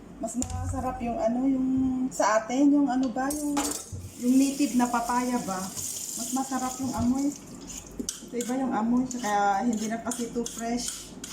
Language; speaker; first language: Filipino; non-native, local second language; Iloko